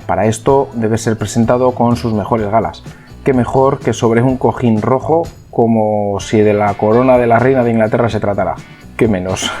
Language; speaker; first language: Spanish; native; Spanish